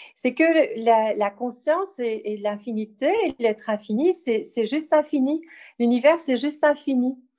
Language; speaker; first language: French; native; French